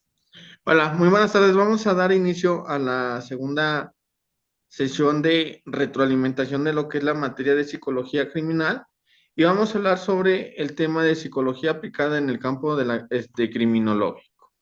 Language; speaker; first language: Spanish; native; Spanish